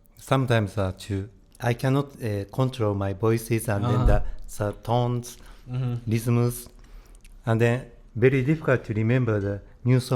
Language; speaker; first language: English; non-native, learner; Japanese